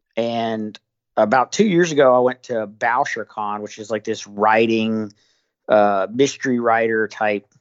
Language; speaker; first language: English; native; English